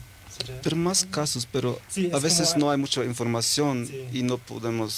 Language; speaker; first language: Spanish; early bilingual, heritage; Norwegian